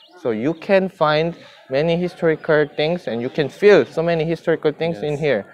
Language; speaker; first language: English; non-native, fluent; Korean